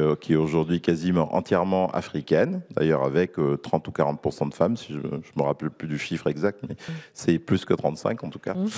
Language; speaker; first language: French; native; French